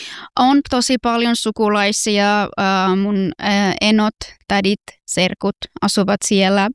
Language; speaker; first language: Finnish; non-native, fluent; Persian